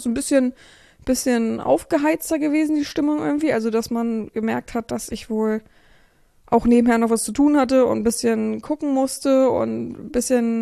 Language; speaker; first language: German; native; German